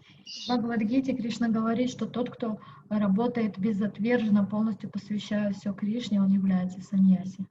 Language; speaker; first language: Russian; native; Russian